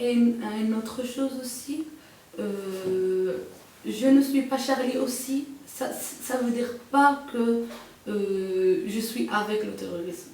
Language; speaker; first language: French; non-native, local second language; Arabic